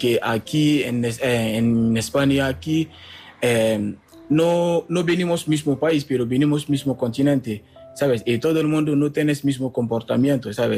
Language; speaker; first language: Spanish; non-native, learner; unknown